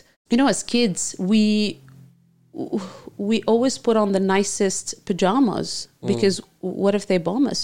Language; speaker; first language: English; non-native, fluent; Arabic